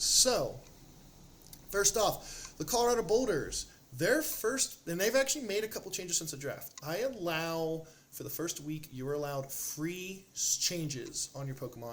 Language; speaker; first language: English; native; English